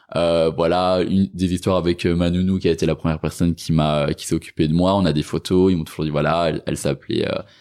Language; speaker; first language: French; native; French